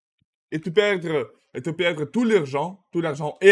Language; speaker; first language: French; non-native, learner; Russian